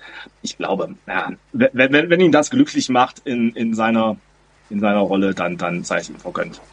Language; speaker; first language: German; native; German